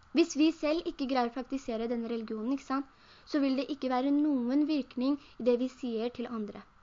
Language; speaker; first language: Norwegian; early bilingual, other home language; Urdu